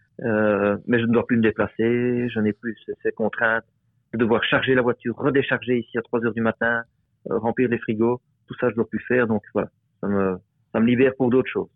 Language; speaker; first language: French; native; French